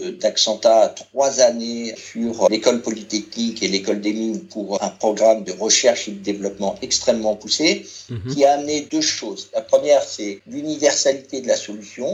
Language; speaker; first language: French; native; French